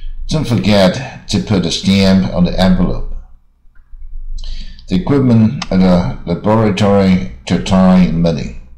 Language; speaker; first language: English; non-native, fluent; Chinese